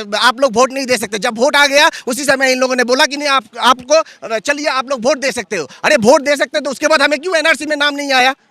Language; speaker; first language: Hindi; non-native, local second language; Bangla